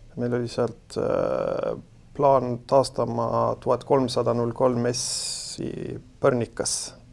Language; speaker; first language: Estonian; non-native, fluent; Swedish